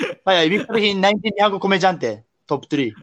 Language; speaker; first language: Filipino; non-native, learner; Japanese